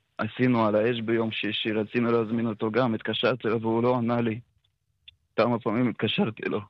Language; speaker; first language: Hebrew; non-native, fluent; Russian